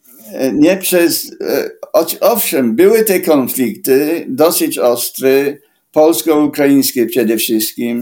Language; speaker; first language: Polish; non-native, fluent; English